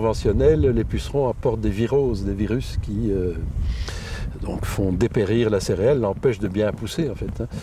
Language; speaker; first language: French; native; French